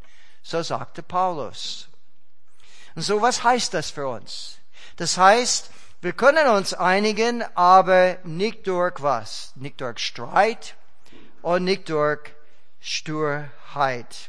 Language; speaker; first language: German; non-native, fluent; English